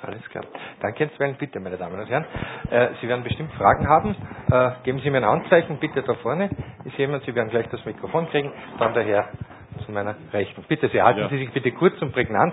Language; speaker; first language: German; native; German